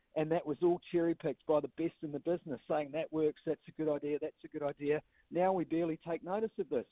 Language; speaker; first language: English; native; English